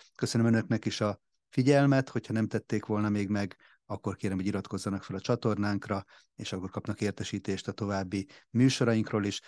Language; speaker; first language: Hungarian; native; Hungarian